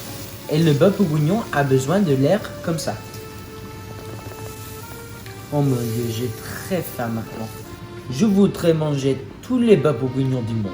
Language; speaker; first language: French; non-native, learner; English